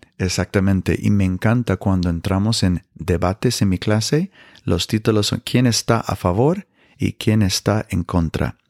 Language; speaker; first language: Spanish; non-native, fluent; English